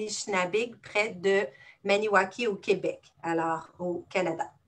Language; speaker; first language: French; native; French